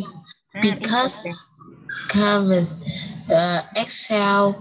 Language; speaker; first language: English; non-native, learner; Vietnamese